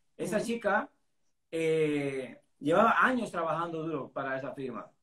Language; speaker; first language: Spanish; native; Spanish